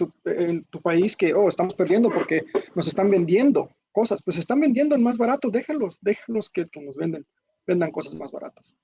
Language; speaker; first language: Spanish; early bilingual, heritage; Spanish